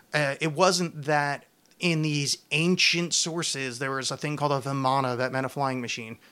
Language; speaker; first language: English; native; English